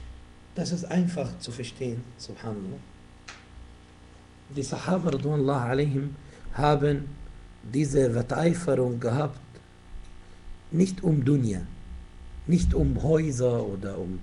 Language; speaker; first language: German; non-native, fluent; Arabic